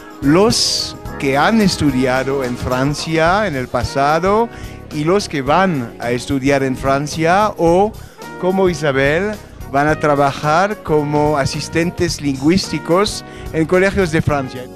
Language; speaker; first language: Spanish; non-native, fluent; French